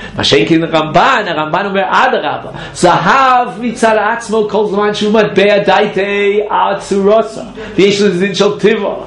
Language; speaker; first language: Hebrew; native; Hebrew